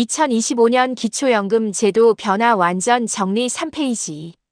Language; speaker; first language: Korean; native; Korean